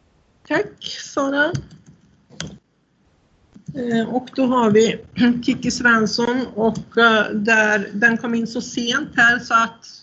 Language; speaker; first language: Swedish; native; Swedish